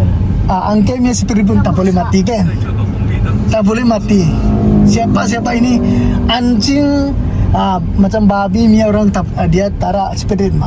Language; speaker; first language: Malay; non-native, learner; Tedim Chin